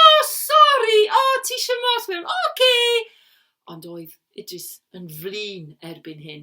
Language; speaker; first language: Welsh; non-native, learner; English